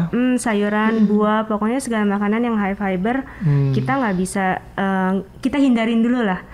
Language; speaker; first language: Indonesian; native; Indonesian